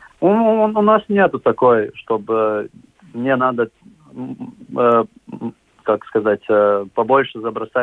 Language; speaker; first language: Russian; non-native, local second language; Latvian